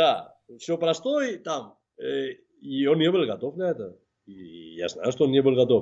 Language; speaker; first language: Russian; non-native, fluent; Spanish